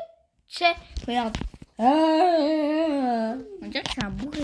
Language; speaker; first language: French; native; French